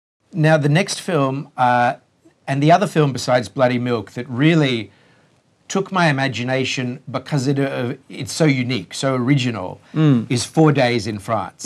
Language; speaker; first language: English; native; English